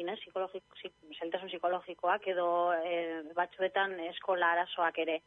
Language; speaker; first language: Basque; non-native, local second language; Spanish